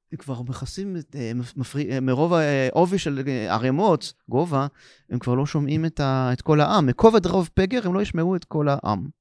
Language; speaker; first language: Hebrew; native; Hebrew